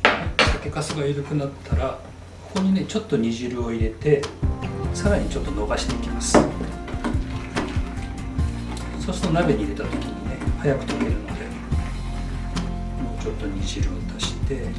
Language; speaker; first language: Japanese; native; Japanese